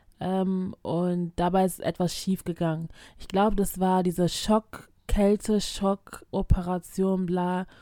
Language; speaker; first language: German; early bilingual, other home language; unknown